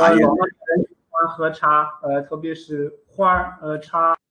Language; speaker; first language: Chinese; non-native, fluent; Romanian